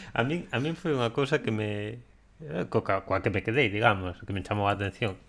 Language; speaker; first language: Galician; non-native, local second language; Spanish